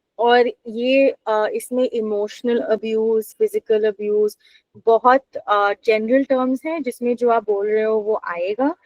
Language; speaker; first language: Hindi; native; Hindi